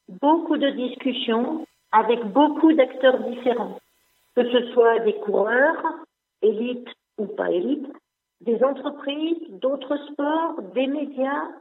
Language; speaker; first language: French; non-native, local second language; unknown